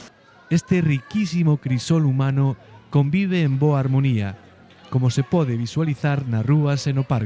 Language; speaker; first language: Galician; native; Galician